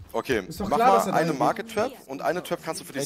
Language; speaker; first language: German; native; German